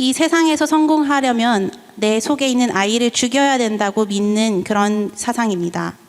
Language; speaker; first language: Korean; native; Korean